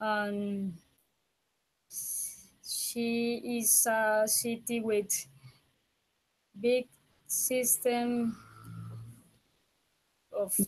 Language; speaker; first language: English; non-native, learner; Spanish